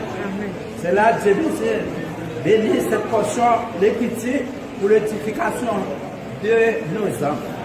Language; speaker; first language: French; non-native, local second language; Haitian Creole